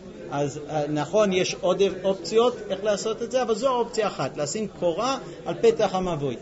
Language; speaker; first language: Hebrew; non-native, fluent; English